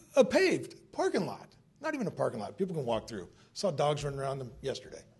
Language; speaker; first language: English; native; English